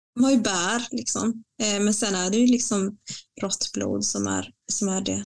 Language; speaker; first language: Swedish; non-native, fluent; Spanish